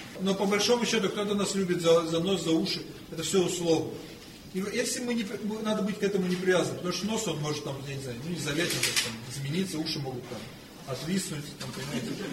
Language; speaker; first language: Russian; non-native, fluent; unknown